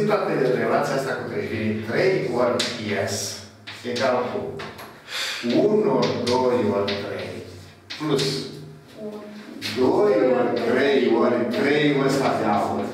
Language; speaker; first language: Romanian; native; Romanian